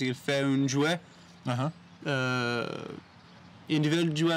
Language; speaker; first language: French; non-native, learner; English